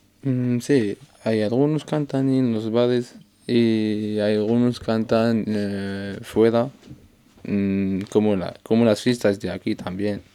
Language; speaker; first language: Spanish; non-native, learner; Arabic